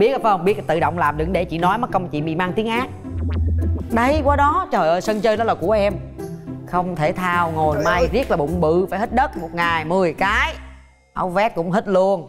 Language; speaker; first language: Vietnamese; native; Vietnamese